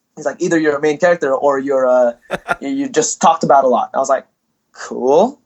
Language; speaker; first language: English; early bilingual, other home language; Indonesian